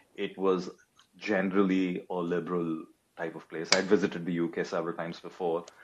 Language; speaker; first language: English; non-native, local second language; Telugu